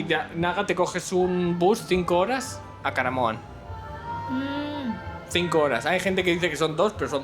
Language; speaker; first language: Spanish; native; Spanish